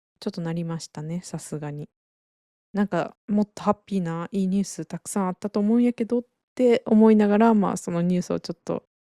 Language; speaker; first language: Japanese; native; Japanese